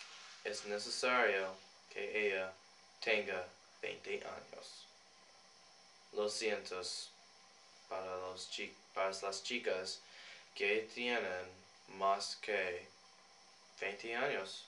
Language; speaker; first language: Spanish; non-native, learner; English